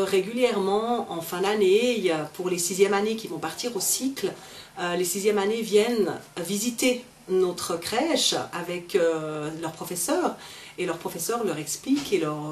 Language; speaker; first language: French; native; French